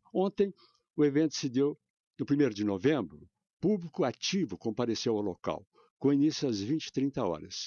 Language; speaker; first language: Portuguese; native; Portuguese